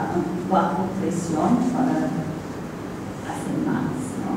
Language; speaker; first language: Spanish; non-native, fluent; English